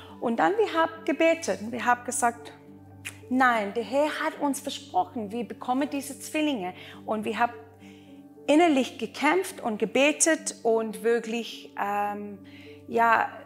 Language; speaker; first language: German; non-native, learner; Afrikaans